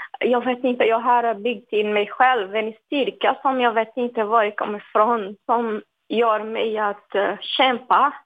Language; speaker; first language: Swedish; non-native, fluent; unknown